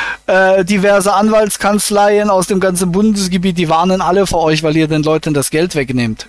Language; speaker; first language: German; native; German